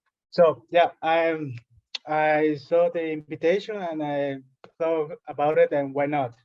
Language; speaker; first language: English; non-native, fluent; Spanish